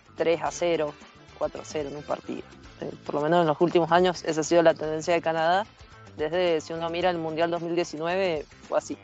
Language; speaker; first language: Spanish; native; Spanish